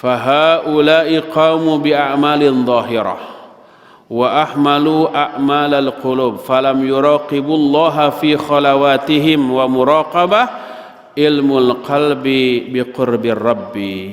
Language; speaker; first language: Indonesian; native; Indonesian